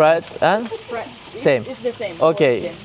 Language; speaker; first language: English; non-native, learner; Turkish